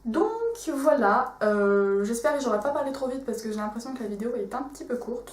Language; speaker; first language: French; native; French